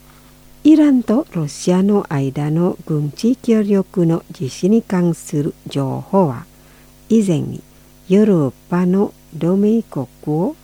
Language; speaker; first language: Japanese; non-native, fluent; Indonesian